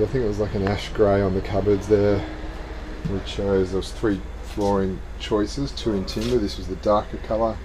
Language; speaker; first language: English; native; English